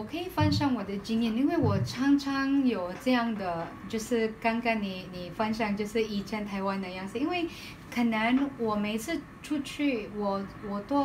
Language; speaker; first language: Chinese; non-native, learner; Filipino